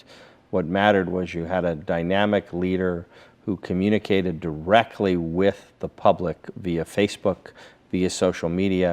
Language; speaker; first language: English; native; English